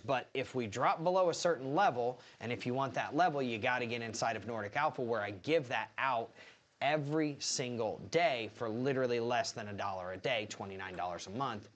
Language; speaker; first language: English; native; English